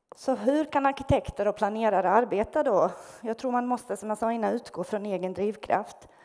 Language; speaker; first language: Swedish; non-native, fluent; Bosnian